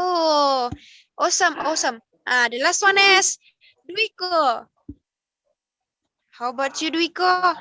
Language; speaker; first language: English; non-native, learner; Indonesian